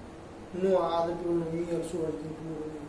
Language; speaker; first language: English; non-native, learner; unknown